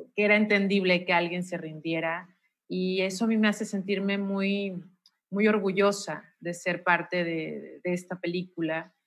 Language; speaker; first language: Spanish; native; Spanish